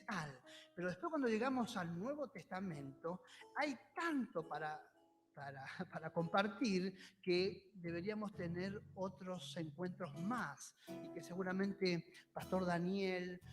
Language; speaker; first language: Spanish; native; Spanish